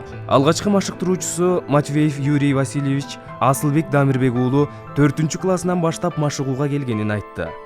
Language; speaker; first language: Kyrgyz; native; Kyrgyz